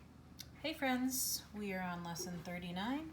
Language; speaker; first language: English; native; English